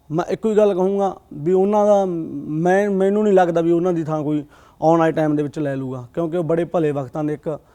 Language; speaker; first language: Punjabi; native; Punjabi